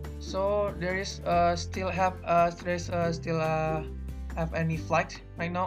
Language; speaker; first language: English; non-native, learner; Indonesian